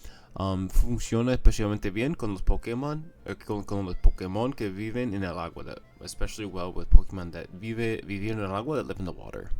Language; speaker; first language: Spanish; non-native, fluent; English